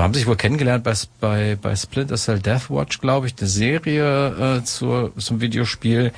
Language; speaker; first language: German; native; German